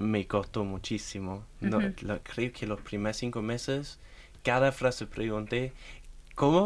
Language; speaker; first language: Spanish; non-native, fluent; German